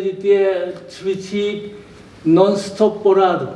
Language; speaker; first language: Czech; non-native, learner; Korean